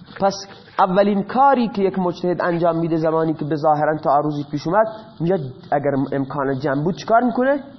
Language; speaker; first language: Persian; non-native, local second language; Baluchi